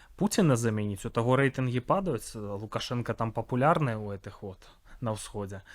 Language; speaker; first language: Belarusian; non-native, local second language; Russian